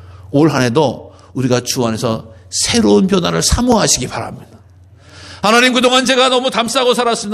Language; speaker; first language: Korean; native; Korean